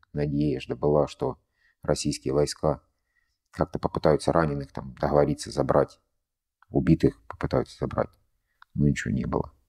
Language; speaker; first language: Russian; native; Russian